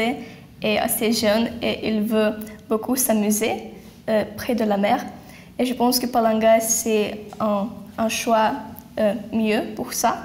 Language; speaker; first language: French; non-native, learner; Lithuanian